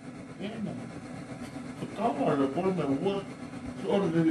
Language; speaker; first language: Finnish; non-native, learner; Thai